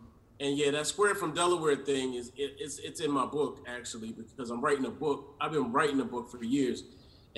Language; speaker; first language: English; native; English